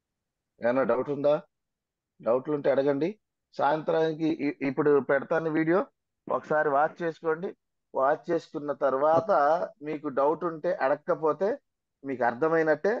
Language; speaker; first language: Telugu; native; Telugu